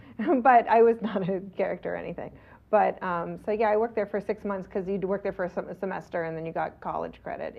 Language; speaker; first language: English; native; English